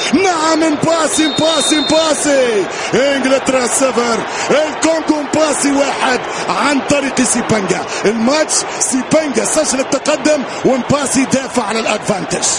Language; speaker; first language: Arabic; native; Arabic